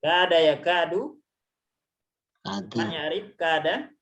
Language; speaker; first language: Arabic; non-native, fluent; Indonesian